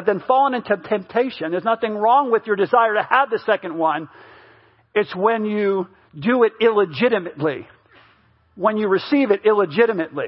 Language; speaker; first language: English; native; English